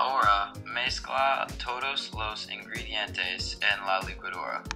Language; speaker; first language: Spanish; non-native, learner; English